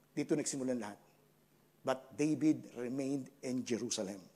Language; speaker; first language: English; non-native, local second language; Filipino